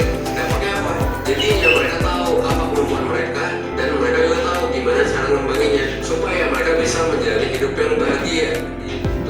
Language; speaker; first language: Indonesian; native; Indonesian